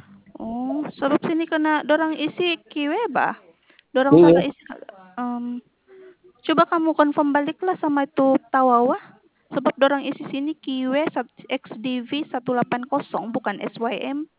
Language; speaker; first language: Indonesian; non-native, local second language; Malay